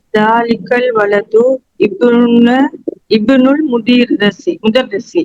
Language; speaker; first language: Arabic; non-native, learner; Tamil